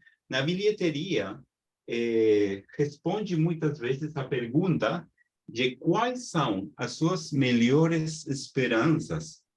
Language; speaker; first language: Portuguese; non-native, fluent; Spanish